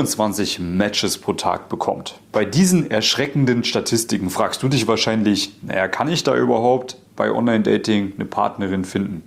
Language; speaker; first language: German; native; German